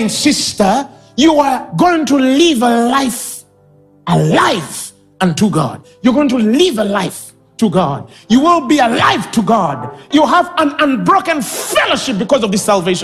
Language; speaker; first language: English; non-native, local second language; Ganda